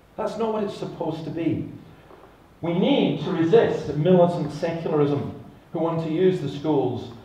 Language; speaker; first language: English; native; English